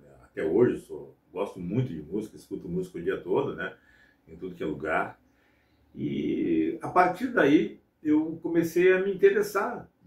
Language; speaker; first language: Portuguese; native; Portuguese